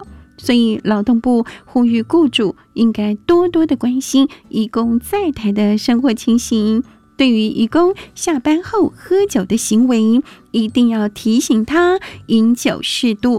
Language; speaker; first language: Chinese; native; Chinese